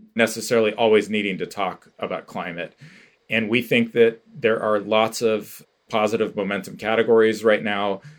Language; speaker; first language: English; native; English